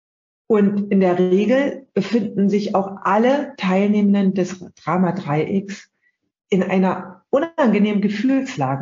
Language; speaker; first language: German; native; German